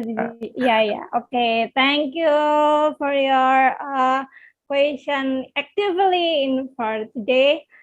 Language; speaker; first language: English; non-native, learner; Indonesian